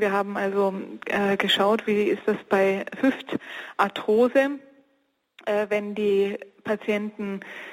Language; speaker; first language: German; native; German